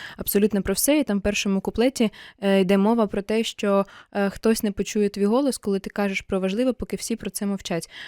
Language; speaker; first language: Ukrainian; non-native, local second language; Russian